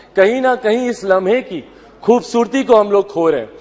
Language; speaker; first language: Hindi; native; Hindi